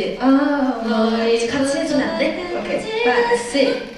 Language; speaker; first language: Korean; native; Korean